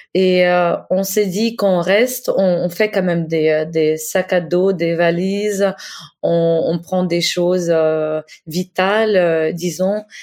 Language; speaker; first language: French; non-native, fluent; Ukrainian